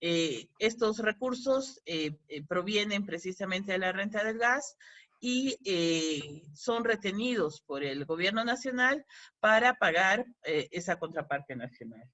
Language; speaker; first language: Spanish; native; Spanish